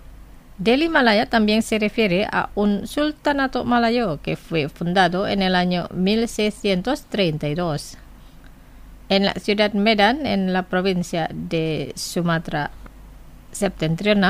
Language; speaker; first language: Spanish; non-native, fluent; Indonesian